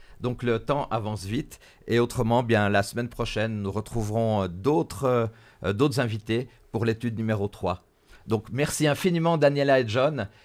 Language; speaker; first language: French; native; French